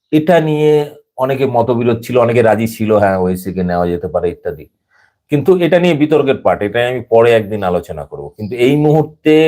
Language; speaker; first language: Bangla; native; Bangla